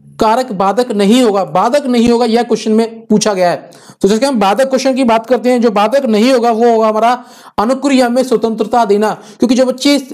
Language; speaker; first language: Hindi; native; Hindi